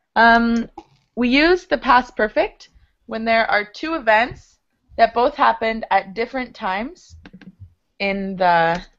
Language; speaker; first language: English; native; English